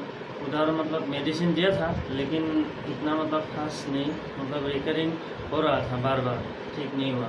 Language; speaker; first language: Hindi; non-native, local second language; Assamese